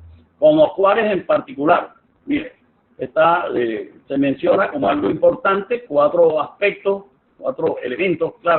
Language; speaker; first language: Spanish; native; Spanish